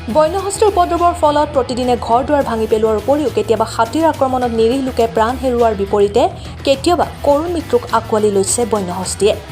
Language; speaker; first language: Assamese; native; Assamese